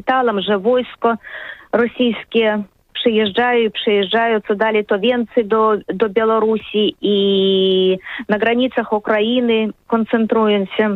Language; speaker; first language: Polish; non-native, learner; Russian